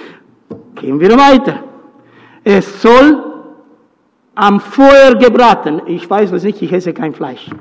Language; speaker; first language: German; non-native, fluent; Romanian